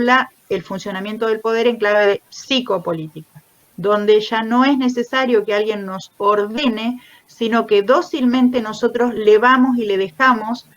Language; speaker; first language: Spanish; native; Spanish